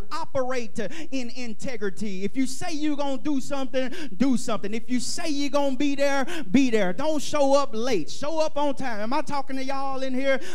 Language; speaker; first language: English; native; English